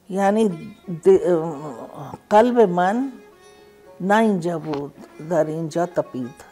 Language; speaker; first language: Persian; non-native, fluent; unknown